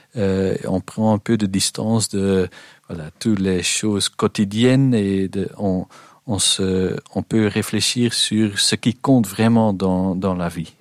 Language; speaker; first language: French; non-native, local second language; Dutch